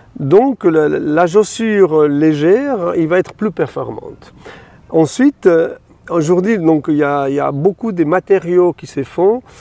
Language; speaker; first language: French; non-native, fluent; Spanish